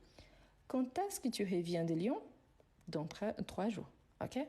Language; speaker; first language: French; non-native, fluent; Arabic